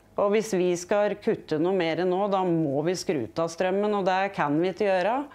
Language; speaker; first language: Norwegian; native; Norwegian